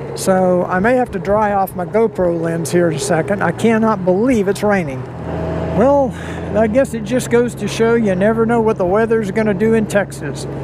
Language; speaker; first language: English; native; English